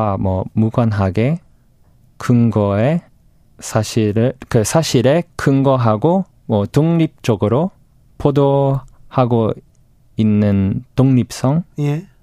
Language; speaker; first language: Korean; non-native, fluent; English